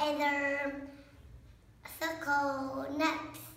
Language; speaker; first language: English; non-native, learner; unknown